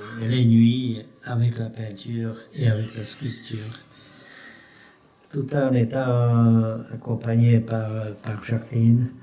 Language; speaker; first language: French; non-native, fluent; Czech